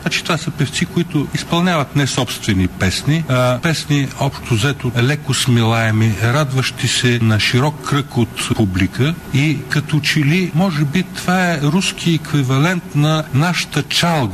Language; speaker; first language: Bulgarian; native; Bulgarian